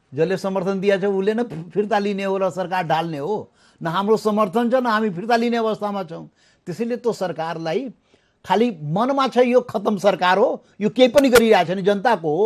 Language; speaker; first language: Nepali; non-native, local second language; Maithili